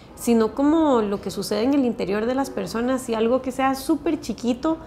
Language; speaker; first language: Spanish; native; Spanish